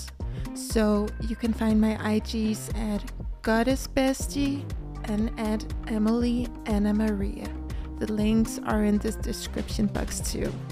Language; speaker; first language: English; non-native, fluent; Danish